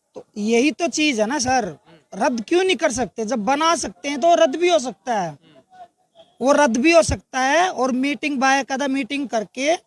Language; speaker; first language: Hindi; native; Hindi